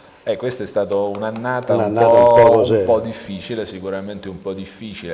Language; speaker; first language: Italian; native; Italian